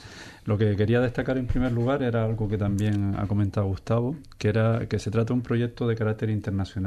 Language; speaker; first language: Spanish; native; Spanish